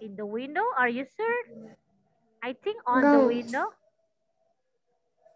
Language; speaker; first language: English; non-native, learner; Indonesian